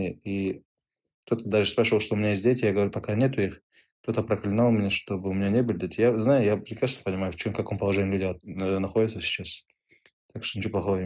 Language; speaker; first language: Russian; non-native, local second language; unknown